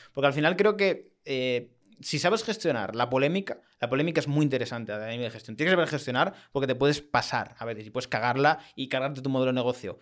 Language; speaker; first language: Spanish; native; Spanish